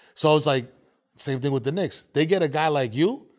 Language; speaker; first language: English; native; English